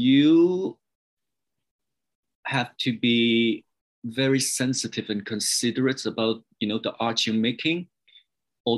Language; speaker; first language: English; non-native, local second language; Cantonese